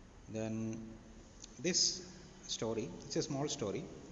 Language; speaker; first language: English; non-native, local second language; Malayalam